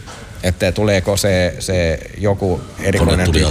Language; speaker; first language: Finnish; non-native, local second language; Swedish